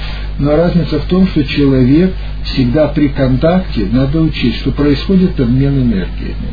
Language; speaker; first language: Russian; native; Russian